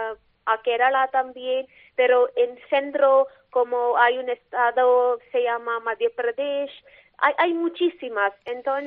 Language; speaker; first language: Spanish; non-native, learner; Malayalam